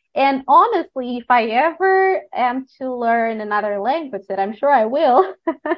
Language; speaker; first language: English; non-native, fluent; Portuguese